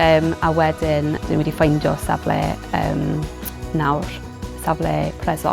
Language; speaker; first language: Welsh; non-native, learner; English